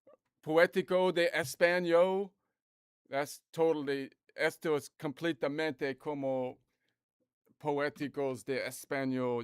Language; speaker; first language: Spanish; non-native, learner; English